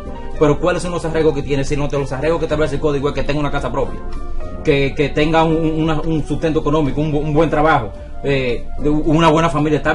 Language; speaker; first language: Spanish; native; Spanish